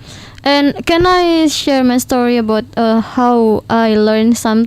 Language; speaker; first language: English; non-native, learner; Indonesian